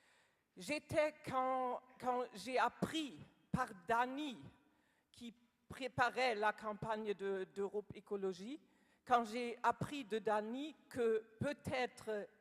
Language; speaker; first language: French; non-native, learner; German